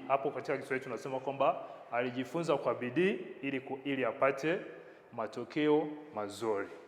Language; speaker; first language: Swahili; non-native, local second language; Kinyarwanda